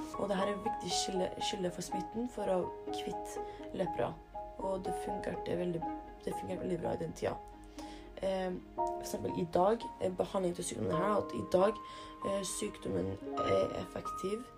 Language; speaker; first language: Norwegian; early bilingual, other home language; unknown